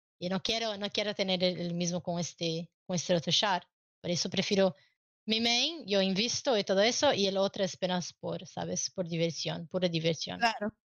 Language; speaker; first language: Spanish; non-native, learner; Portuguese